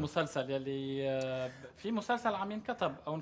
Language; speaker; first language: Arabic; native; Arabic